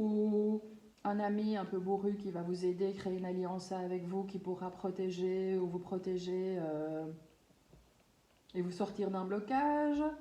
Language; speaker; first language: French; native; French